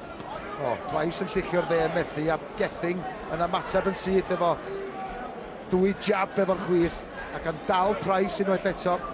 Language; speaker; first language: Welsh; native; Welsh